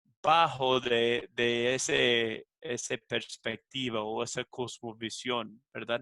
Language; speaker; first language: Spanish; non-native, fluent; English